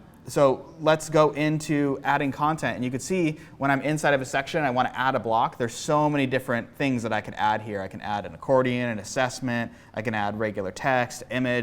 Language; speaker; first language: English; native; English